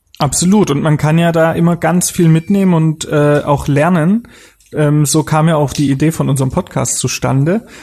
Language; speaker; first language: German; native; German